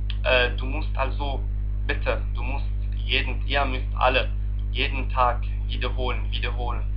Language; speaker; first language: German; non-native, learner; Arabic